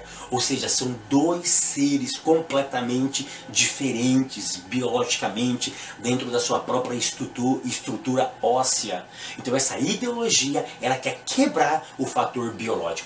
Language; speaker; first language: Portuguese; native; Portuguese